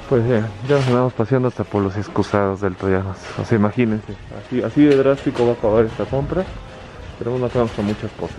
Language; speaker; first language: Spanish; native; Spanish